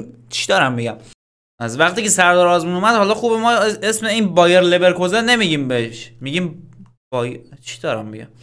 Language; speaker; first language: Persian; native; Persian